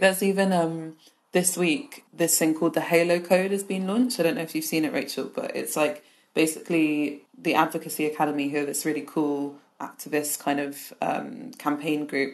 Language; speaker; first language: English; native; English